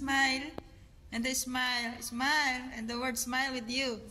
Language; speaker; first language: English; non-native, learner; Filipino